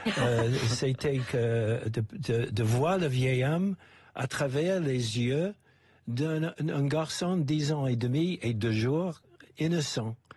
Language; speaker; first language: French; non-native, fluent; English